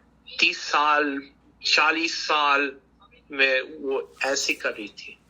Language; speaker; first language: Hindi; early bilingual, heritage; Hindi